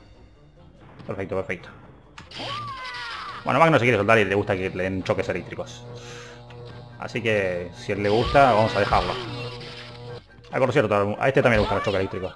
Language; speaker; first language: Spanish; native; Spanish